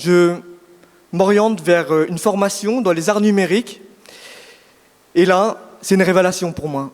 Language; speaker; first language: French; native; French